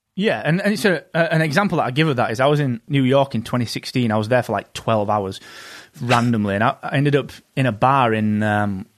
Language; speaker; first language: English; native; English